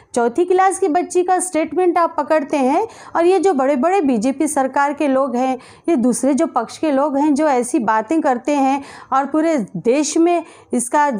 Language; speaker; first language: Hindi; native; Hindi